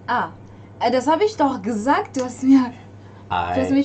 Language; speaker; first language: German; non-native, learner; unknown